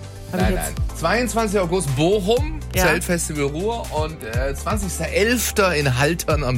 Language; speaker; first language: German; native; German